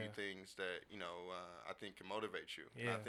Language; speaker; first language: English; native; English